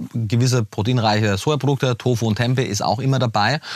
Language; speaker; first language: German; native; German